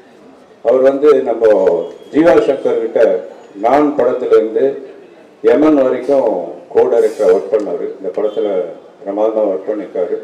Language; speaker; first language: Tamil; native; Tamil